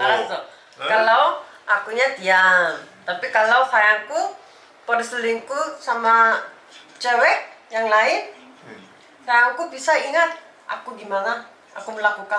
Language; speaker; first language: Indonesian; non-native, learner; Korean